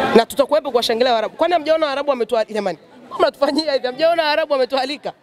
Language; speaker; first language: Swahili; native; Swahili